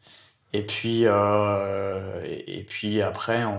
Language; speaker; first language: French; native; French